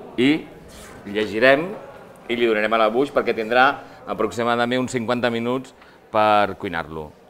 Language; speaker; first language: Catalan; native; Catalan